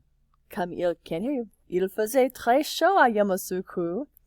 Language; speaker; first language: French; non-native, fluent; English